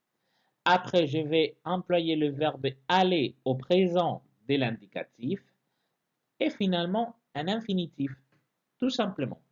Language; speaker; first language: French; non-native, fluent; Spanish